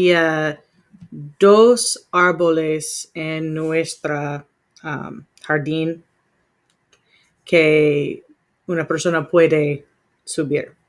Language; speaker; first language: Spanish; non-native, learner; English